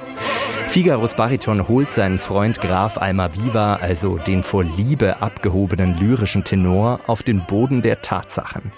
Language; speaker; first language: German; native; German